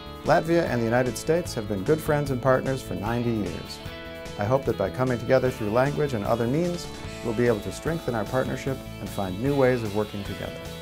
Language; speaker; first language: English; native; English